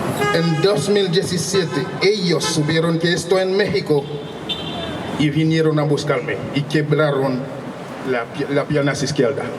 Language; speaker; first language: Spanish; non-native, local second language; Haitian Creole